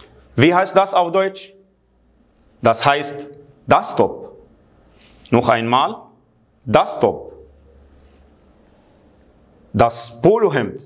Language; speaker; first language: German; non-native, fluent; Arabic